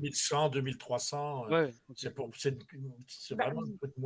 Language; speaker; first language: French; native; French